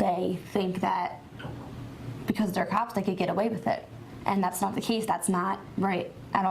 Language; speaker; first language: English; native; English